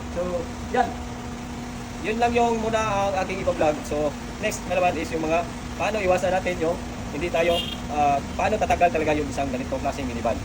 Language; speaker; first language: Filipino; non-native, local second language; Cebuano